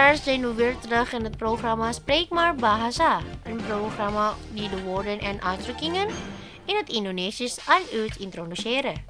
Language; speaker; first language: Dutch; non-native, fluent; Indonesian